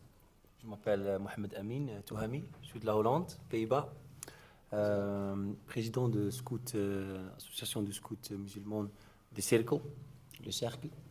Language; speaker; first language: French; non-native, learner; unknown